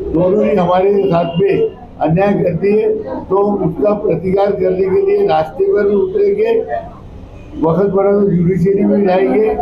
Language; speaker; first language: Hindi; non-native, local second language; Marathi